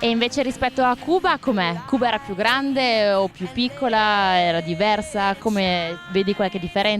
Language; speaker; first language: Italian; native; Italian